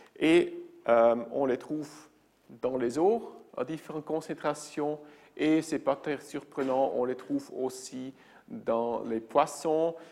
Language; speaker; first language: French; non-native, local second language; German